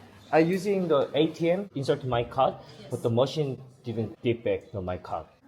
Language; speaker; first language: English; non-native, learner; Korean